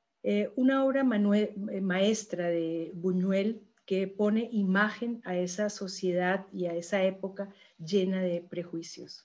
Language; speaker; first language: Spanish; native; Spanish